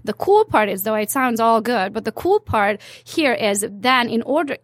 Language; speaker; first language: English; non-native, fluent; Hungarian